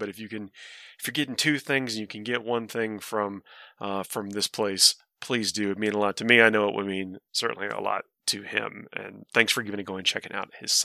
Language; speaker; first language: English; native; English